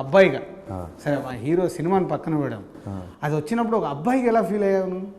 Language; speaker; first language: Telugu; native; Telugu